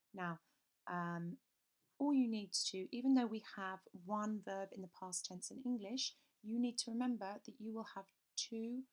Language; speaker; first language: English; native; English